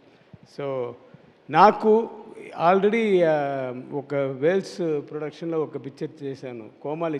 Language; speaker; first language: Telugu; non-native, learner; Tamil